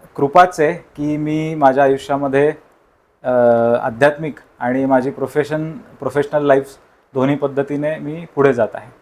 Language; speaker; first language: Marathi; native; Marathi